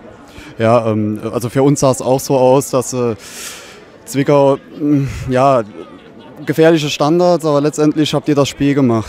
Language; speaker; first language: German; native; German